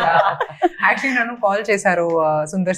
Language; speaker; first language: Telugu; non-native, fluent; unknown